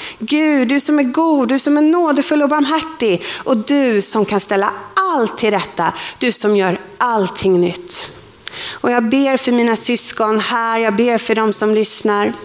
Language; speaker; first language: Swedish; native; Swedish